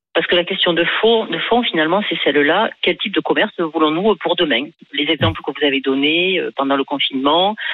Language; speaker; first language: French; native; French